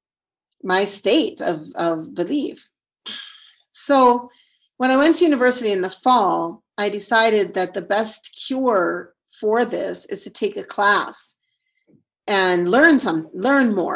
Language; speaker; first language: English; native; English